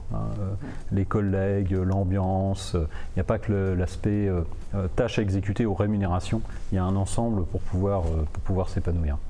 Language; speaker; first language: French; native; French